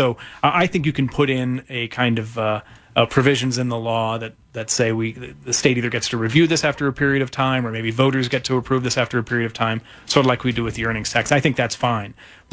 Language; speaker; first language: English; native; English